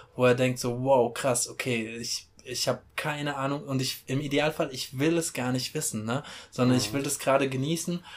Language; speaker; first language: German; native; German